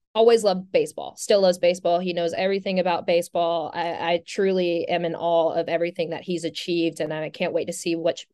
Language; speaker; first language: English; native; English